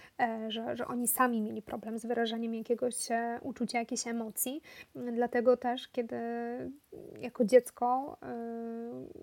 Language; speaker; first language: Polish; native; Polish